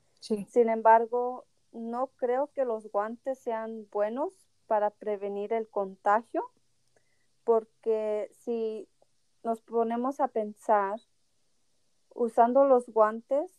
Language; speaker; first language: Spanish; early bilingual, heritage; Spanish